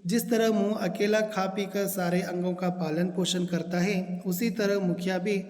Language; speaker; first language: Hindi; non-native, local second language; Kannada